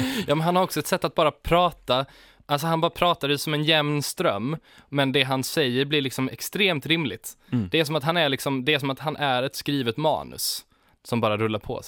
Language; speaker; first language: Swedish; native; Swedish